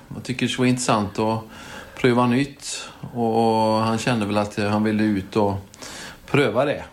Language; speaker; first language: Swedish; native; Swedish